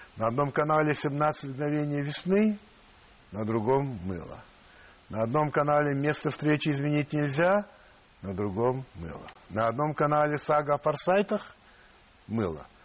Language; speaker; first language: Russian; non-native, fluent; French